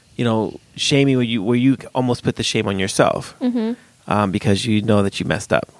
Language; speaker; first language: English; native; English